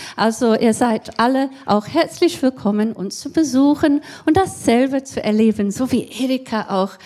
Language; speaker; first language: German; non-native, fluent; English